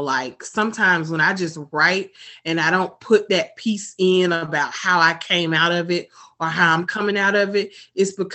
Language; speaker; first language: English; native; English